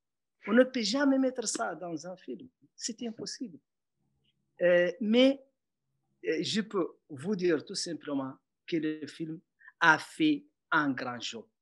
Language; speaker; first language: French; non-native, local second language; Arabic